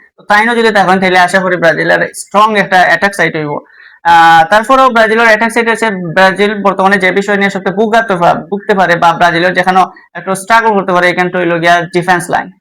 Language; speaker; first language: Bangla; native; Bangla